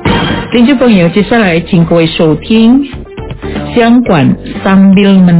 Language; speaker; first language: Chinese; non-native, fluent; Indonesian